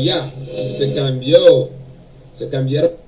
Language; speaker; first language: Spanish; non-native, learner; English